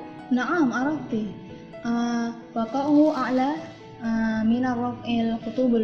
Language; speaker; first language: Arabic; non-native, learner; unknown